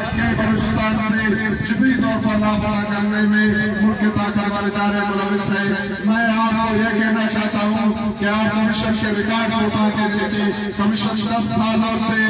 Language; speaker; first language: Urdu; non-native, local second language; Baluchi